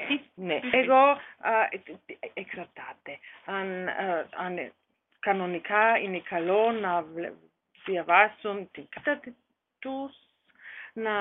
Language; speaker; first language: Greek; non-native, learner; German